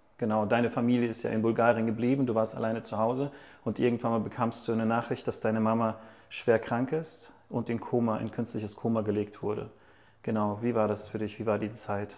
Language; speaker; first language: German; native; German